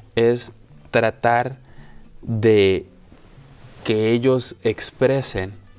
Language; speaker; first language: Spanish; native; Spanish